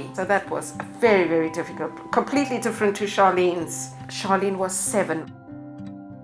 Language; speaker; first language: English; non-native, local second language; Shona